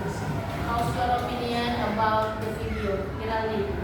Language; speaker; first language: English; non-native, learner; Indonesian